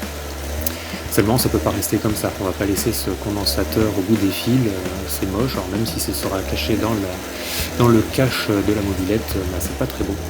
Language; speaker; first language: French; native; French